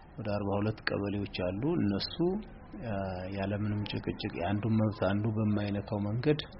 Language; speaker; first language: Amharic; native; Amharic